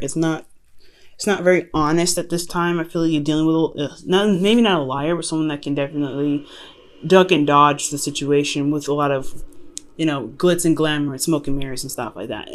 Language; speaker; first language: English; native; English